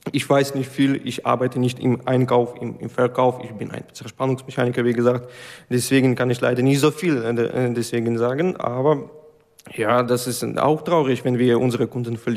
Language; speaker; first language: German; non-native, fluent; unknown